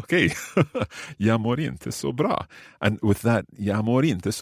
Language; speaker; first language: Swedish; non-native, learner; English